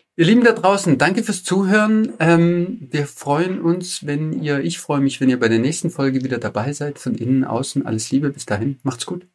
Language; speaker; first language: German; native; German